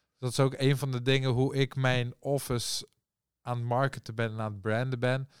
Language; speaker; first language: Dutch; early bilingual, other home language; Persian